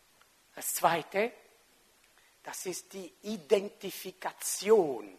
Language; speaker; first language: German; non-native, local second language; French